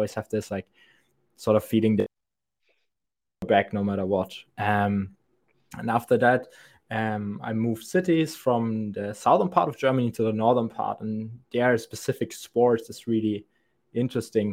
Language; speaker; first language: English; non-native, fluent; German